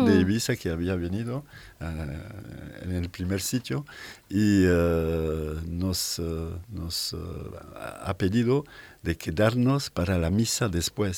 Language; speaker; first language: Spanish; non-native, fluent; French